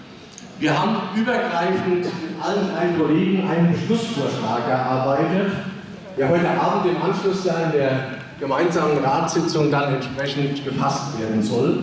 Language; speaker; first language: German; native; German